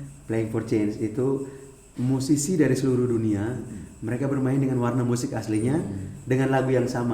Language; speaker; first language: Indonesian; native; Indonesian